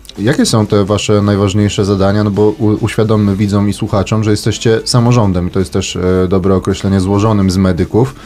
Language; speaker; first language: Polish; native; Polish